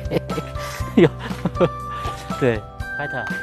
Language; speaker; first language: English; non-native, learner; Chinese